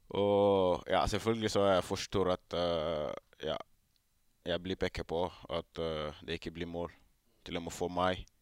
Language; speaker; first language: Norwegian; non-native, fluent; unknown